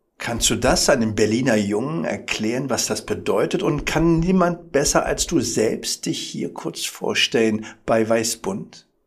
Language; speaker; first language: German; early bilingual, other home language; Arabic